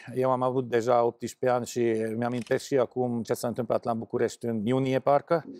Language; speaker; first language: Romanian; non-native, local second language; Hungarian